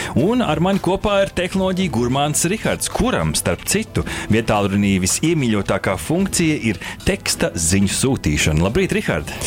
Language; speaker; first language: Latvian; native; Latvian